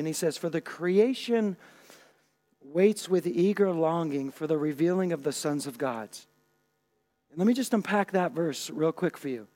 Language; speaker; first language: English; native; English